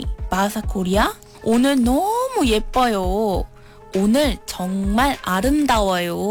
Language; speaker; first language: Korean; non-native, fluent; Malay